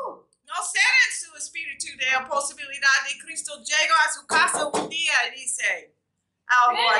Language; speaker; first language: Spanish; non-native, fluent; English